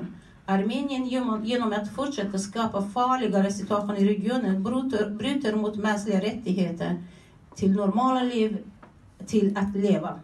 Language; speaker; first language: Swedish; non-native, fluent; Azerbaijani